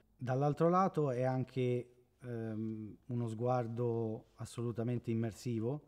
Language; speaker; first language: Italian; native; Italian